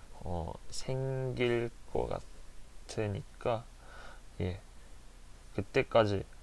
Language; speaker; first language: Korean; non-native, learner; Japanese